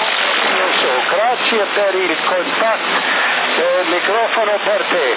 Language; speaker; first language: Italian; non-native, learner; German